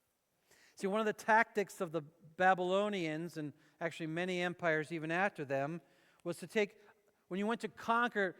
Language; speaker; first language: English; native; English